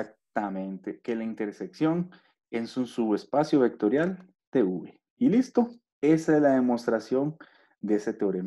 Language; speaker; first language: Spanish; native; Spanish